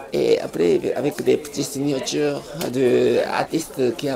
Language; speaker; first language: French; non-native, learner; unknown